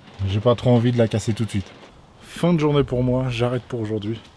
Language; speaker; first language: French; native; French